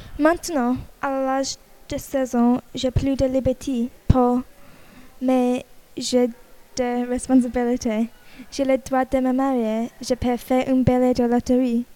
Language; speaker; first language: French; non-native, learner; English